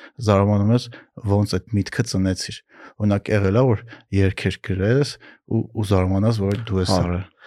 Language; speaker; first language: Armenian; native; Armenian